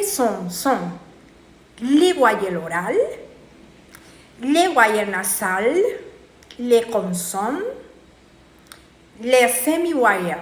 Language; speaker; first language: French; non-native, learner; Spanish